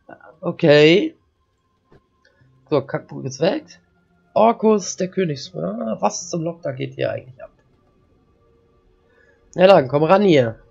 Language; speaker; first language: German; native; German